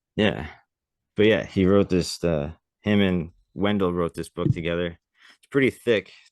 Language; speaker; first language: English; native; English